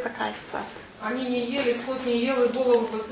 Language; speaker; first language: Russian; native; Russian